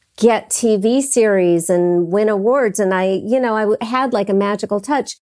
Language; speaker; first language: English; native; English